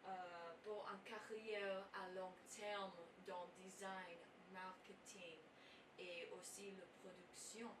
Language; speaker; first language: French; non-native, learner; English